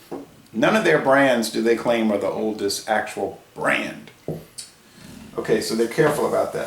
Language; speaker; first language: English; native; English